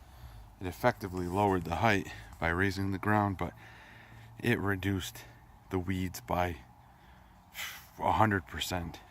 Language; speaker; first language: English; native; English